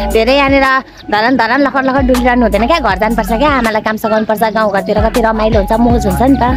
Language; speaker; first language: Nepali; native; Nepali